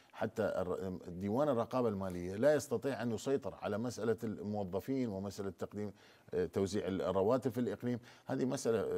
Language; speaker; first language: Arabic; non-native, local second language; Turkmen